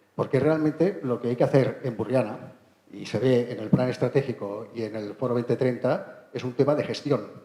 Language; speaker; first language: Spanish; non-native, local second language; Catalan